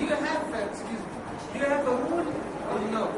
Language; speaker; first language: English; non-native, learner; Arabic